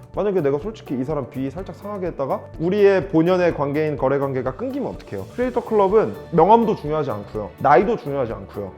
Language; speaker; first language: Korean; native; Korean